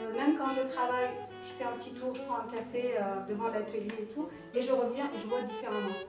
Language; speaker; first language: French; non-native, local second language; Arabic